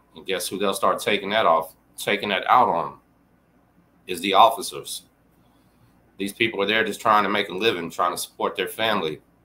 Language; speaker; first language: English; native; English